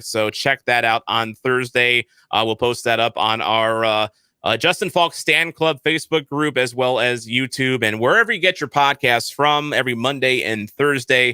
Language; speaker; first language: English; native; English